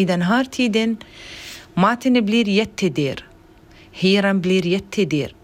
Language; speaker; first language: Swedish; non-native, learner; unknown